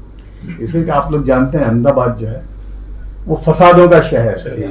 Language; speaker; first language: Hindi; native; Hindi